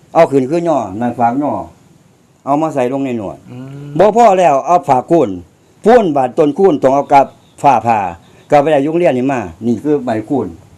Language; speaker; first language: Thai; native; Thai